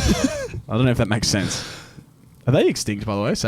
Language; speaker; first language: English; native; English